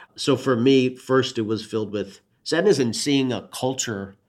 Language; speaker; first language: English; native; English